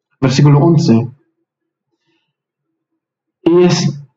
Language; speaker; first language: Spanish; non-native, fluent; English